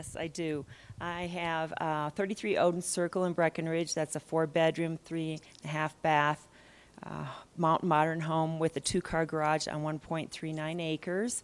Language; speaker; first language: English; native; English